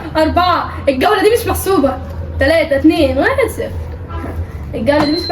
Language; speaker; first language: Arabic; native; Arabic